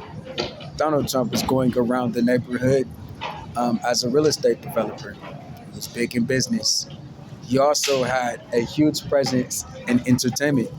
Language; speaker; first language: English; native; English